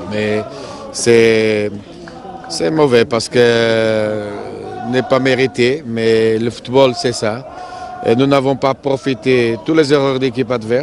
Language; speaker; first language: French; non-native, fluent; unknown